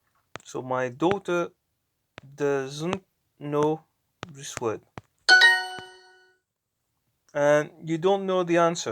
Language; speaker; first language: English; non-native, fluent; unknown